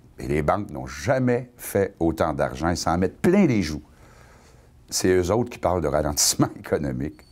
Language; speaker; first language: French; native; French